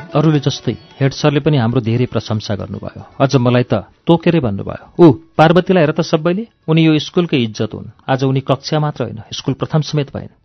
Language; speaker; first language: Nepali; native; Nepali